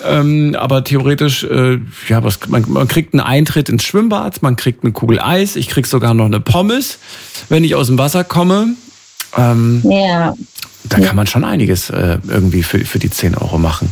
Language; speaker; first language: German; native; German